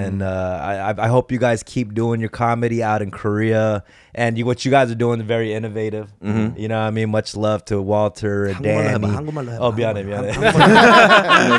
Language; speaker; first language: English; early bilingual, other home language; Korean